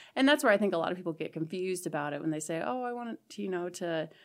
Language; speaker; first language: English; native; English